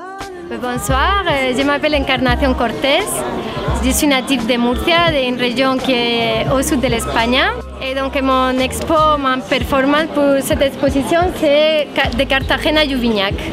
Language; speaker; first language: French; non-native, learner; Spanish